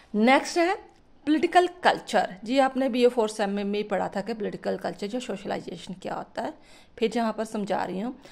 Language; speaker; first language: Hindi; non-native, local second language; Punjabi